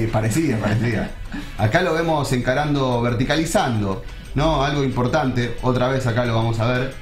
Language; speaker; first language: Spanish; native; Spanish